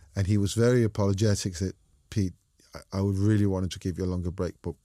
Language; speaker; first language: English; non-native, fluent; Danish